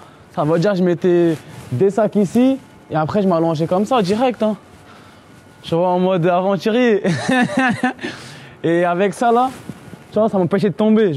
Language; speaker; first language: French; early bilingual, other home language; Portuguese